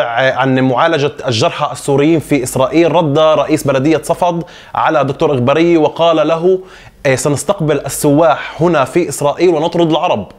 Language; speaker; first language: Arabic; native; Arabic